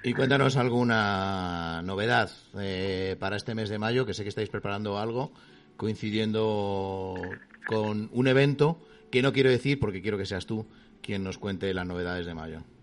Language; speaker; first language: Spanish; native; Spanish